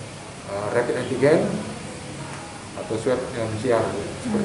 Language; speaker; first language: Indonesian; native; Indonesian